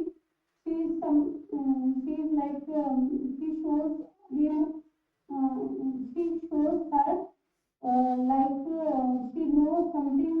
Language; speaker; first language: English; non-native, learner; Hindi